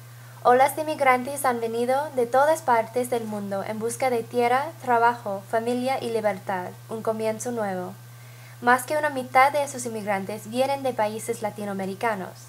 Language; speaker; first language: Spanish; non-native, fluent; English